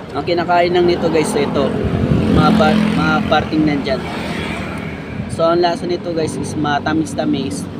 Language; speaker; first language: Filipino; non-native, local second language; Waray